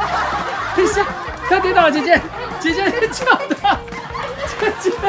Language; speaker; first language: Chinese; native; Chinese